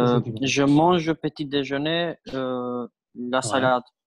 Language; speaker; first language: French; non-native, learner; Albanian